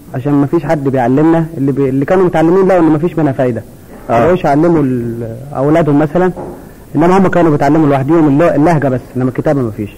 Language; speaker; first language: Egyptian Arabic; non-native, local second language; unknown